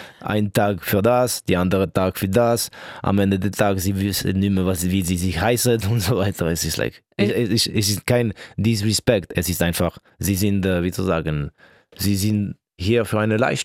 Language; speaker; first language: German; non-native, local second language; French